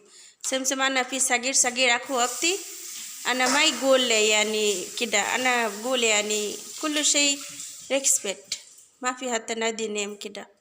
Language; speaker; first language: Arabic; non-native, learner; Bangla